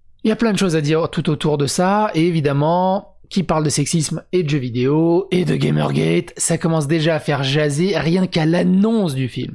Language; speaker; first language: French; native; French